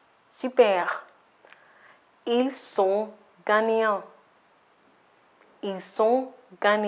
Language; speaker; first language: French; non-native, fluent; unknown